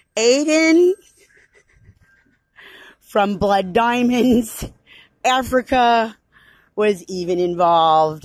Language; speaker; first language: English; native; English